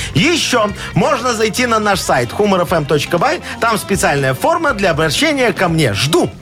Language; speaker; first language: Russian; native; Russian